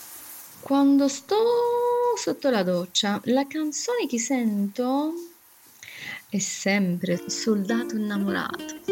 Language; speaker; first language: Italian; non-native, fluent; Arabic